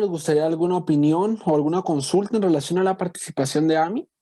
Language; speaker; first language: Spanish; native; Spanish